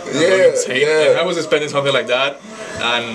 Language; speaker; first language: English; non-native, fluent; Spanish